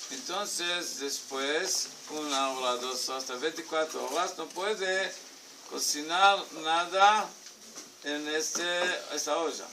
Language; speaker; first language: Spanish; non-native, fluent; Hebrew